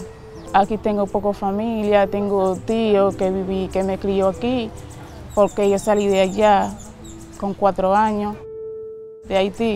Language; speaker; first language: Spanish; early bilingual, heritage; Haitian Creole